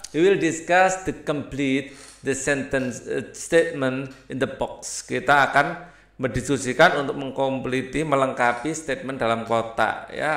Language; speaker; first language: English; non-native, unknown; Indonesian